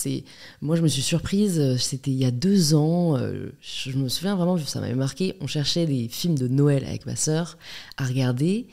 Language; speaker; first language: French; native; French